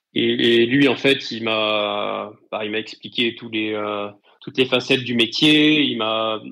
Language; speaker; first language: French; native; French